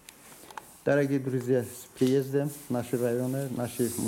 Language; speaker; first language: Russian; non-native, local second language; Azerbaijani